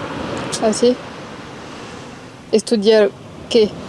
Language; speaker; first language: Portuguese; non-native, learner; French